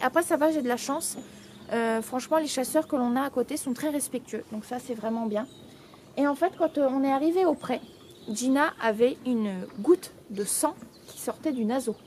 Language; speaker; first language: French; native; French